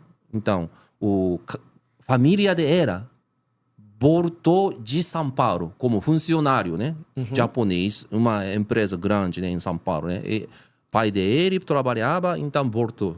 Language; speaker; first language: Portuguese; non-native, learner; Japanese